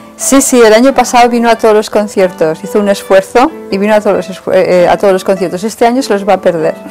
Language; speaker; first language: Spanish; native; Spanish